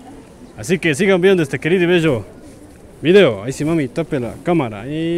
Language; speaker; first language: Spanish; native; Spanish